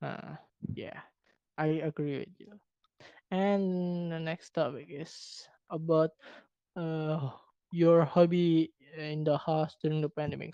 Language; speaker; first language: English; non-native, learner; Indonesian